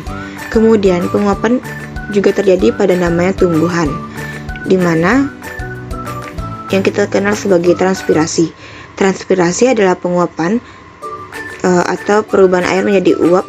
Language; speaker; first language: Indonesian; native; Indonesian